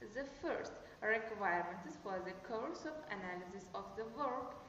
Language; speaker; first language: English; non-native, learner; Uzbek